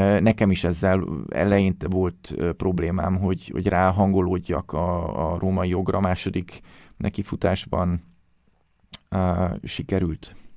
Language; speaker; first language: Hungarian; early bilingual, heritage; Hungarian